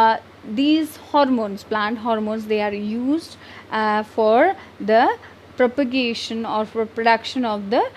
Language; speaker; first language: English; non-native, local second language; Hindi